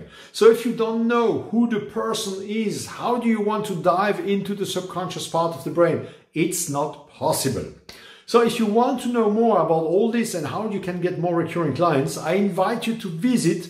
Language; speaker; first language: English; non-native, fluent; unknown